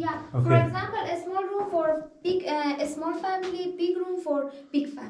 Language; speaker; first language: English; non-native, learner; Persian